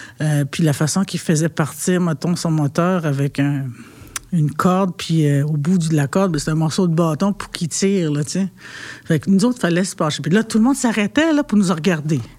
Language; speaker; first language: French; non-native, local second language; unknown